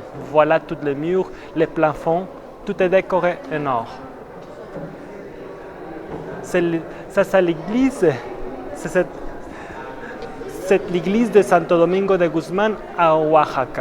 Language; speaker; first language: French; non-native, fluent; Spanish